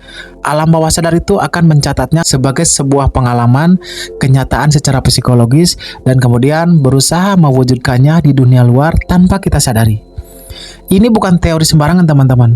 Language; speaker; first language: Indonesian; native; Indonesian